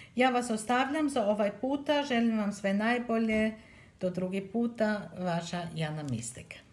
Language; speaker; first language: Serbian; early bilingual, heritage; Serbian